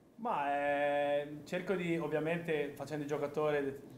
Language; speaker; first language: Italian; native; Italian